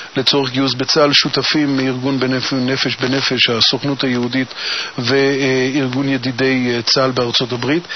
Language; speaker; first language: Hebrew; native; Hebrew